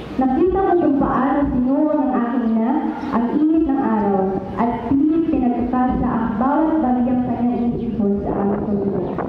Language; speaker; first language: Filipino; non-native, local second language; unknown